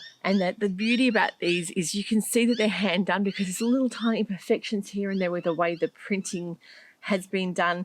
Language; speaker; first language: English; native; English